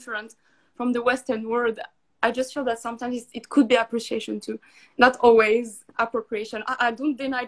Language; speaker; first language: English; non-native, fluent; Arabic